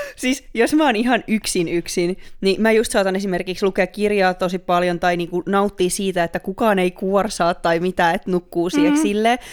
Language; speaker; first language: Finnish; native; Finnish